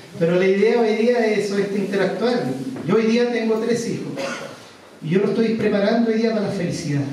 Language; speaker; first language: Spanish; native; Spanish